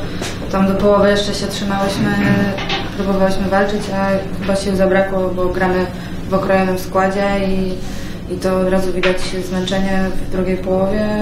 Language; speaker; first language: Polish; native; Polish